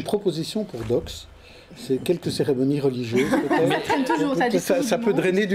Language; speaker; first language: French; native; French